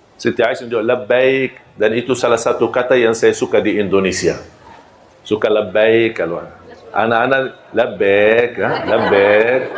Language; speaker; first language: Malay; non-native, fluent; Arabic